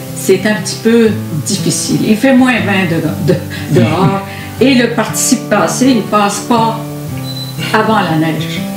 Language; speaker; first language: French; non-native, fluent; Arabic